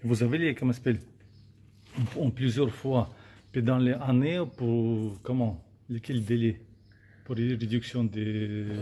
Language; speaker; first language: French; non-native, learner; Russian